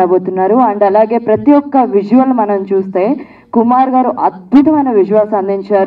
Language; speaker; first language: Telugu; native; Telugu